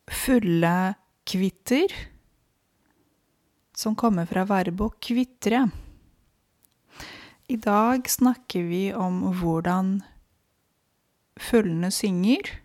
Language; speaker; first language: Norwegian; non-native, fluent; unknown